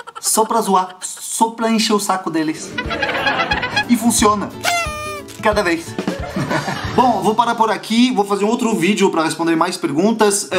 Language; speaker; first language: Portuguese; non-native, fluent; French